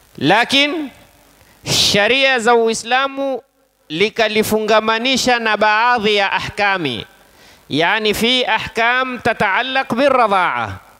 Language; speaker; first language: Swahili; native; Swahili